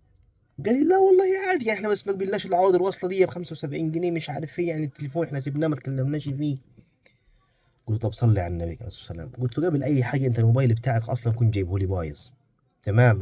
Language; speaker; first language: Arabic; native; Arabic